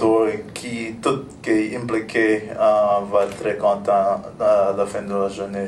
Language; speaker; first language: French; non-native, local second language; English